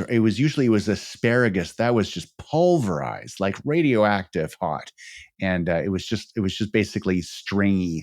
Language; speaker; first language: English; native; English